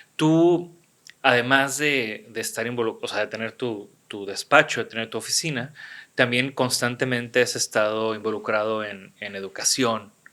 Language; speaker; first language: Spanish; native; Spanish